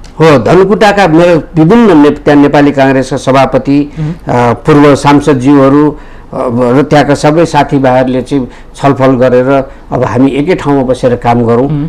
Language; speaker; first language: Nepali; native; Nepali